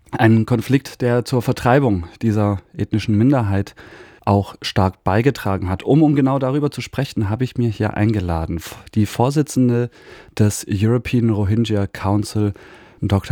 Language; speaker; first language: German; native; German